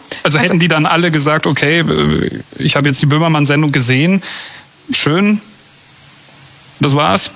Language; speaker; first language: German; native; German